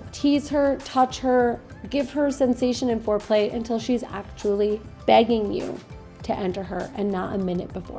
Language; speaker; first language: English; native; English